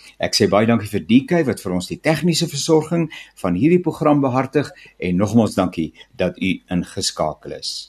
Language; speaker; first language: Afrikaans; native; Afrikaans